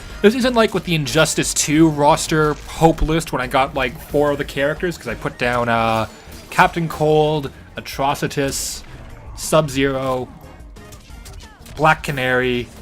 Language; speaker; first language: English; native; English